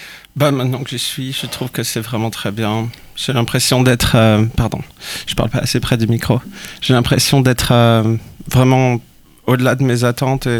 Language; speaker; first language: French; native; French